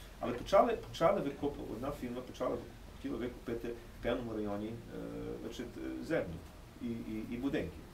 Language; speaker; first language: Ukrainian; early bilingual, heritage; English